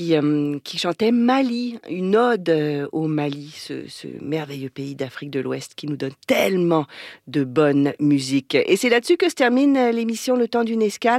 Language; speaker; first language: French; native; French